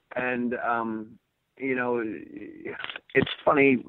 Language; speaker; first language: English; native; English